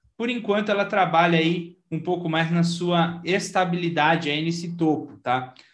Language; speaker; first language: Portuguese; native; Portuguese